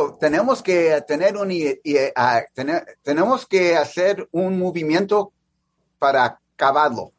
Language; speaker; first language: Spanish; early bilingual, heritage; English